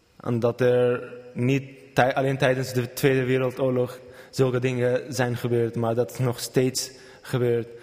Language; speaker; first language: Dutch; non-native, fluent; Kurdish